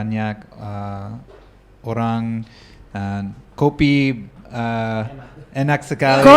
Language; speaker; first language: Indonesian; non-native, learner; English